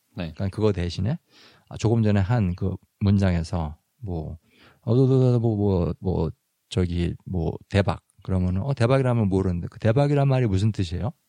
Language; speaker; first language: Korean; native; Korean